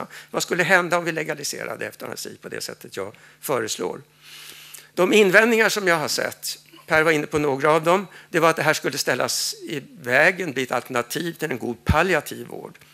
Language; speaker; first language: Swedish; native; Swedish